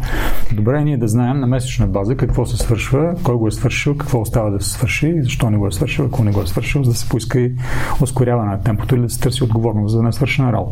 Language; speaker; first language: Bulgarian; native; Bulgarian